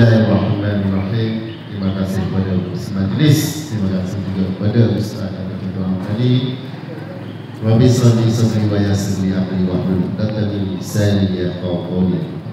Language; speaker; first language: Malay; native; Malay